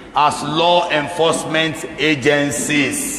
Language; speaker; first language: English; non-native, local second language; Yoruba